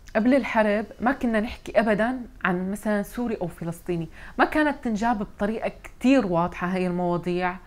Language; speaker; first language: Arabic; native; Arabic